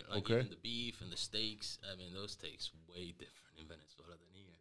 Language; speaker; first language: English; early bilingual, other home language; Spanish